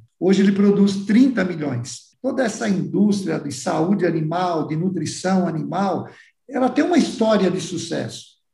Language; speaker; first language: Portuguese; early bilingual, other home language; Italian